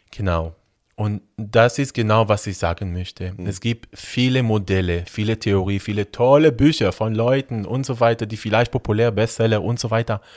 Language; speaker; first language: German; non-native, fluent; Hebrew